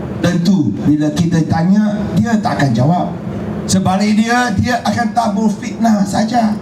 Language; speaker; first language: Malay; non-native, local second language; Chinese